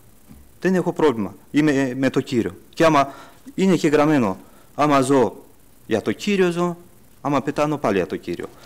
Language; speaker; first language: Greek; early bilingual, heritage; Greek